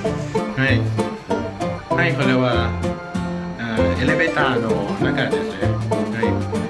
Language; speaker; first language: Japanese; non-native, learner; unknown